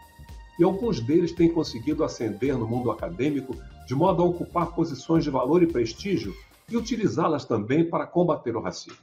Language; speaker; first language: Portuguese; native; Portuguese